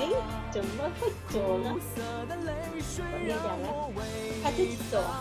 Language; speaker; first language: Chinese; non-native, local second language; Indonesian